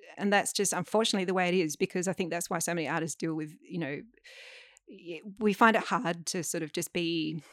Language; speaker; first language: English; native; English